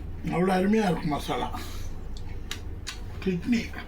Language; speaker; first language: Tamil; native; Tamil